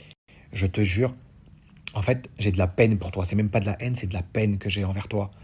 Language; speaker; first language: French; native; French